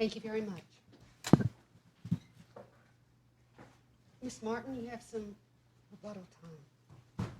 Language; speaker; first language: English; native; English